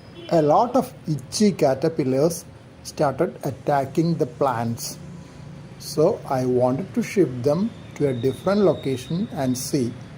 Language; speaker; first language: English; non-native, local second language; Malayalam